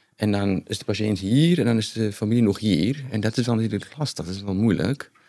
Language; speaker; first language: Dutch; non-native, fluent; Afrikaans